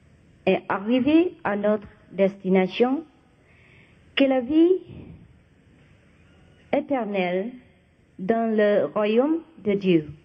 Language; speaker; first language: French; non-native, learner; Vietnamese